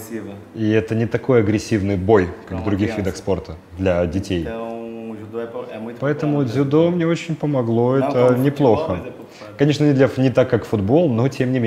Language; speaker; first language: Russian; non-native, fluent; Portuguese